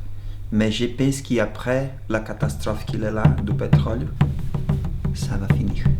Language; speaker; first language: French; non-native, learner; Portuguese